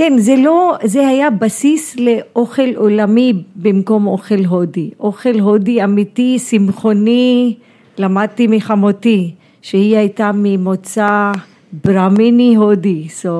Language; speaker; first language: Hebrew; non-native, fluent; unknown